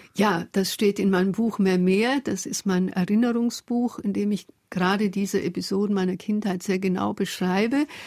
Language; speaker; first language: German; early bilingual, other home language; Hungarian